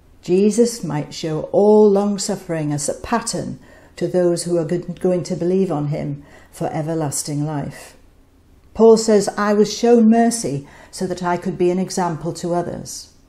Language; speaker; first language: English; native; English